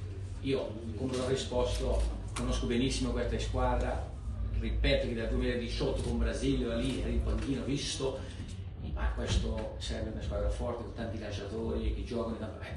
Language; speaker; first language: Italian; non-native, fluent; Portuguese